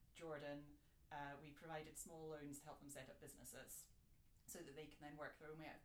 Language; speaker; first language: English; native; English